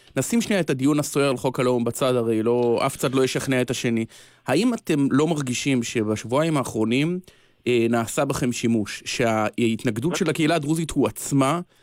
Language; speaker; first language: Hebrew; native; Hebrew